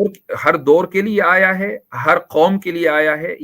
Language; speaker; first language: Hindi; native; Hindi